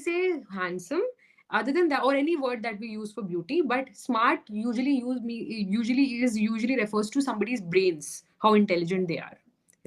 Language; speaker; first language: English; non-native, local second language; Hindi